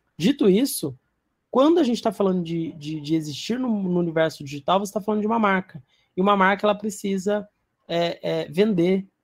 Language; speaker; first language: Portuguese; native; Portuguese